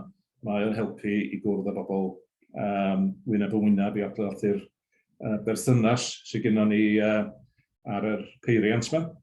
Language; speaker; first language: Welsh; native; Welsh